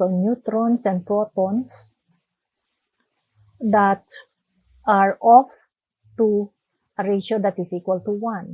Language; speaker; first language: English; non-native, local second language; Filipino